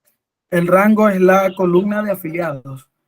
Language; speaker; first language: Spanish; native; Spanish